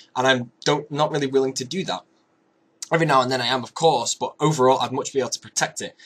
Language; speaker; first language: English; native; English